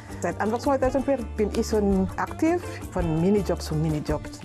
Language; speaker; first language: German; non-native, learner; Indonesian